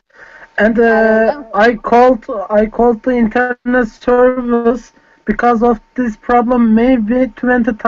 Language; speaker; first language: English; non-native, fluent; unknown